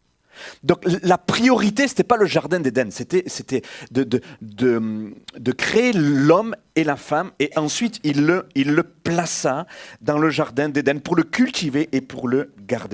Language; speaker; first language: French; native; French